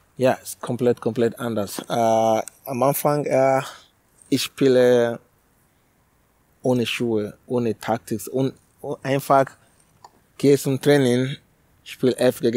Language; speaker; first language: German; non-native, learner; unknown